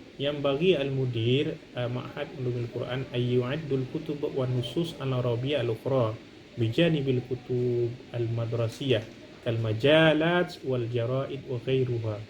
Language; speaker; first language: Arabic; non-native, fluent; Indonesian